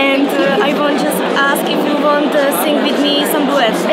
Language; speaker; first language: English; non-native, learner; Czech